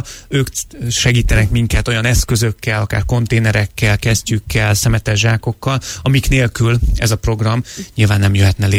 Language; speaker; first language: Hungarian; native; Hungarian